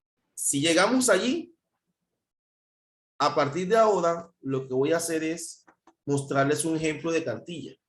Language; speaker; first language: Spanish; native; Spanish